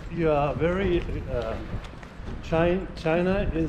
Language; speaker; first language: English; non-native, fluent; French